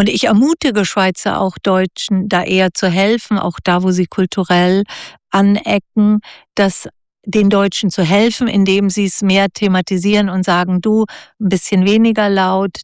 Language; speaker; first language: German; native; German